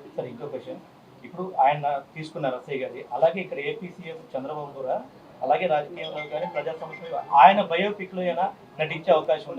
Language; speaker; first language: Telugu; native; Telugu